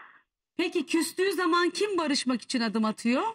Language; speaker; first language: Turkish; native; Turkish